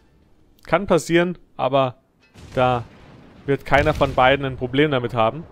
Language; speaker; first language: German; native; German